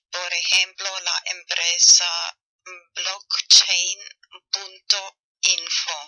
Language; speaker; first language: Spanish; non-native, fluent; German